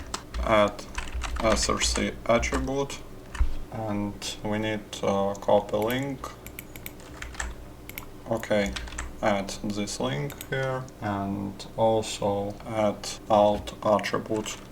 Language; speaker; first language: English; non-native, fluent; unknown